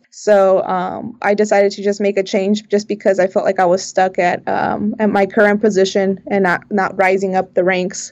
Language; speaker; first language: English; native; English